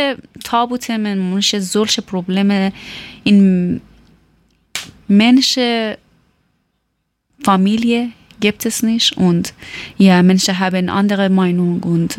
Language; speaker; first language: German; non-native, learner; Persian